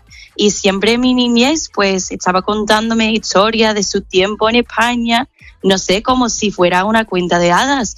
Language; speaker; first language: Spanish; non-native, fluent; English